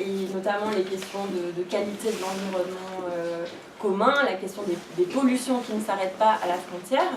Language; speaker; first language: French; native; French